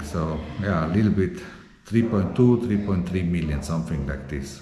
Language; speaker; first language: English; non-native, fluent; Italian